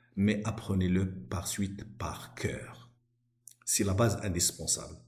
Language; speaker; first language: French; non-native, local second language; Arabic